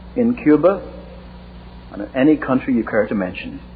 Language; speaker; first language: English; native; English